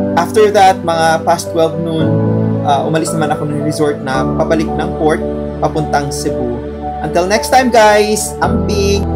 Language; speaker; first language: Filipino; non-native, local second language; Cebuano